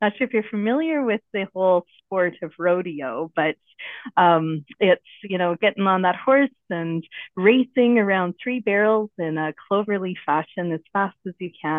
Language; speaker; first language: English; native; English